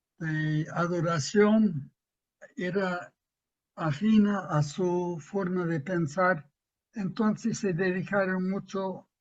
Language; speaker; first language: Spanish; non-native, fluent; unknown